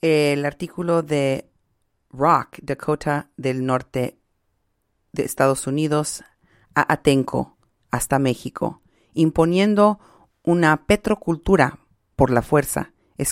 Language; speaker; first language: Spanish; native; Spanish